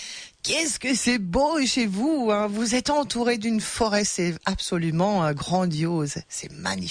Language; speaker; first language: French; native; French